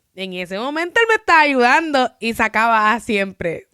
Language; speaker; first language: Spanish; early bilingual, other home language; English